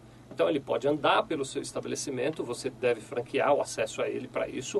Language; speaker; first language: Portuguese; native; Portuguese